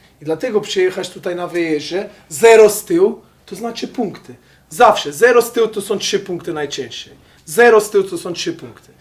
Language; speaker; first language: Polish; non-native, fluent; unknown